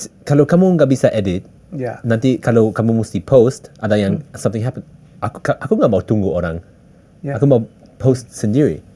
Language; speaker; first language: Indonesian; early bilingual, heritage; English